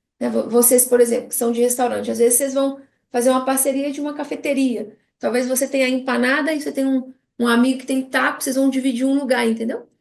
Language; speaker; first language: Portuguese; native; Portuguese